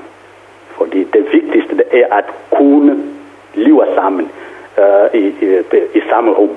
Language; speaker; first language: Danish; non-native, fluent; Kongo